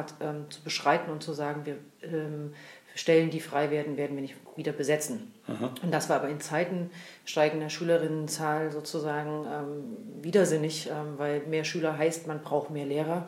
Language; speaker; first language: German; native; German